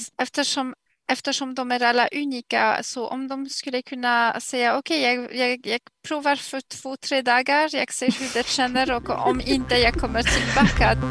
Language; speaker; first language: Swedish; non-native, fluent; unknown